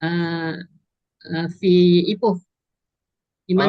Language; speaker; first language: Arabic; non-native, learner; Malay